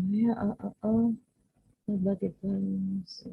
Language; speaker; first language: English; non-native, learner; Spanish